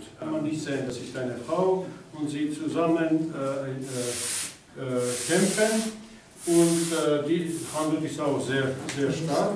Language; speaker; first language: German; non-native, learner; Armenian